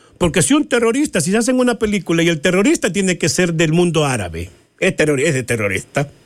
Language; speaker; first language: Spanish; native; Spanish